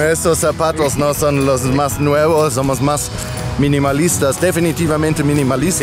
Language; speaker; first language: Spanish; non-native, fluent; German